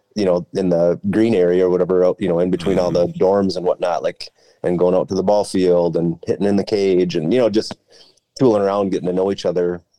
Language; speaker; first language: English; native; English